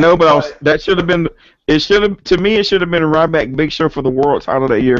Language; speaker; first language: English; native; English